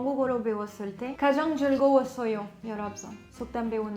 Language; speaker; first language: Korean; non-native, fluent; French